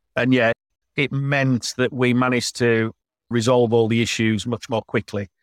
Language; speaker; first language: English; native; English